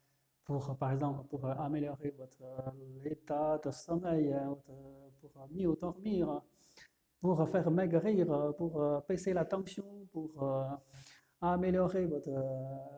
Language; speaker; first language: French; non-native, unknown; Chinese